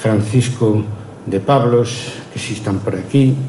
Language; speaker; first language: Spanish; non-native, local second language; Galician